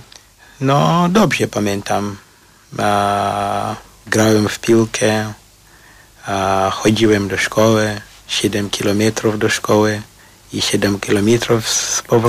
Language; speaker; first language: Polish; non-native, fluent; Shona